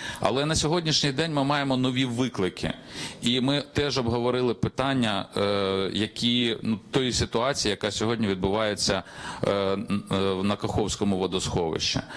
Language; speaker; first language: Ukrainian; native; Ukrainian